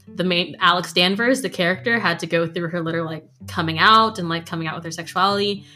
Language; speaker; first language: English; native; English